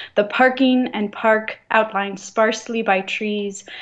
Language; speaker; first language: English; native; English